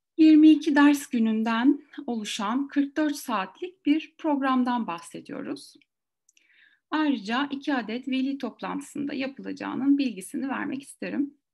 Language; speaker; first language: Turkish; native; Turkish